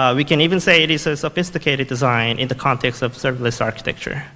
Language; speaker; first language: English; non-native, fluent; Korean